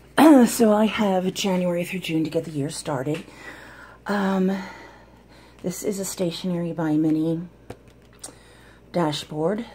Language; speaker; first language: English; native; English